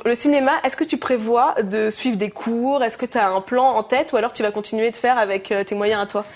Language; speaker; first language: French; native; French